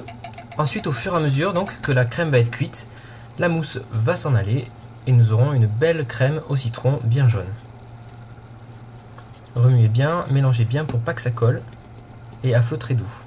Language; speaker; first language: French; native; French